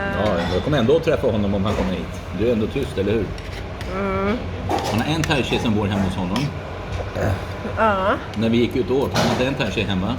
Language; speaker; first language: Swedish; native; Swedish